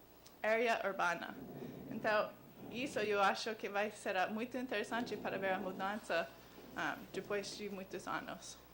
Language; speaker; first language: Portuguese; non-native, learner; English